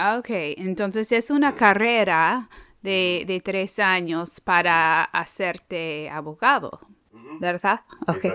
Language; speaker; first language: Spanish; non-native, fluent; English